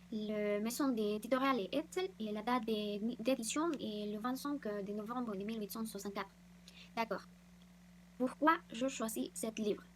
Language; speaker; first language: French; non-native, learner; Spanish